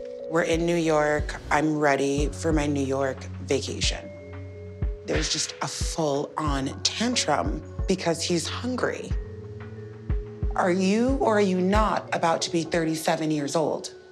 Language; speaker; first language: English; native; English